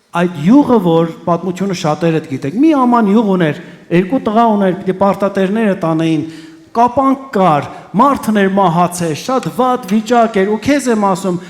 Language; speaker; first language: Armenian; early bilingual, heritage; Armenian